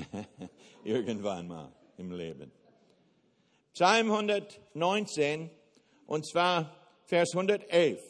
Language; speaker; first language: German; non-native, fluent; English